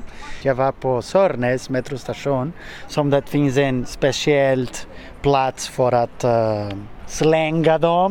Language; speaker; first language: Swedish; non-native, learner; Portuguese